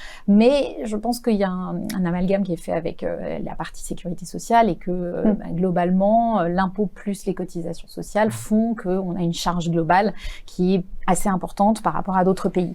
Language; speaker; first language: French; native; French